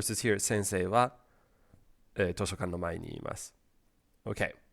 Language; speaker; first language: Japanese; non-native, fluent; English